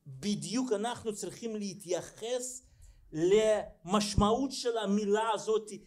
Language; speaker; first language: Hebrew; non-native, fluent; Russian